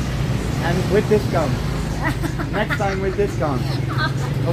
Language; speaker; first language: English; non-native, fluent; Dutch